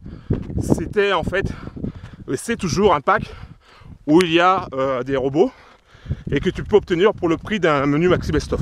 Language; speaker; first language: French; native; French